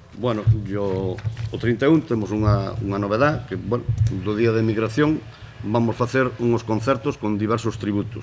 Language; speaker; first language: Galician; native; Galician